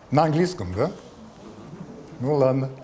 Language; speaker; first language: Russian; non-native, fluent; English